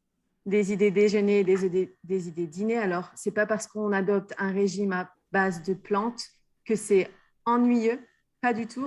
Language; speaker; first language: French; native; French